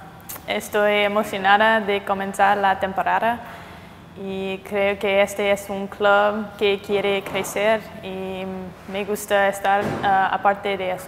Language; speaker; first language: Spanish; non-native, fluent; English